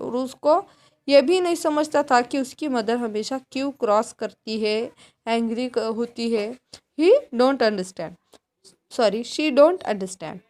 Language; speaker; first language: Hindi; non-native, local second language; Marathi